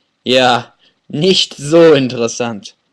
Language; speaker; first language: German; non-native, fluent; English